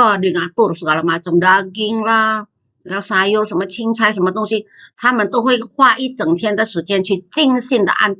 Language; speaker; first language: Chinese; non-native, fluent; Indonesian